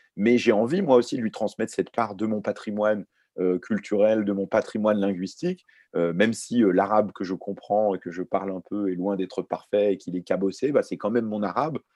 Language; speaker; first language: French; early bilingual, other home language; Arabic